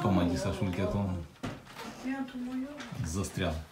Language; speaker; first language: Russian; native; Russian